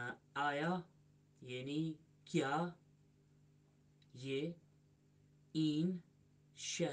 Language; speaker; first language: Persian; non-native, learner; Urdu